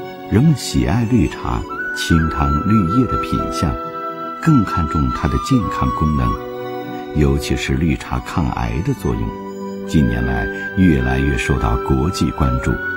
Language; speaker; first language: Chinese; native; Chinese